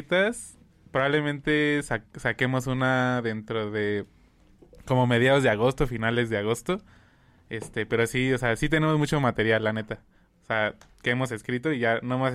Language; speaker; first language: Spanish; native; Spanish